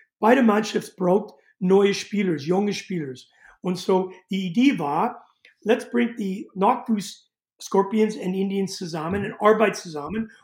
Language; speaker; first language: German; non-native, learner; English